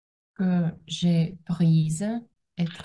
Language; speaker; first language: French; non-native, learner; Russian